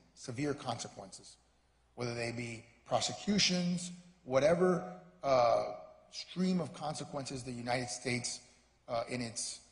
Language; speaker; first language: English; early bilingual, other home language; Spanish